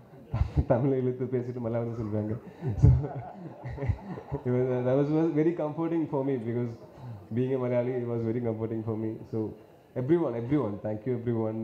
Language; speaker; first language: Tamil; non-native, learner; Malayalam